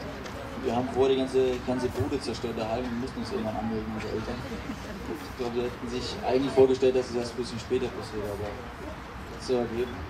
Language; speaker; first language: German; native; German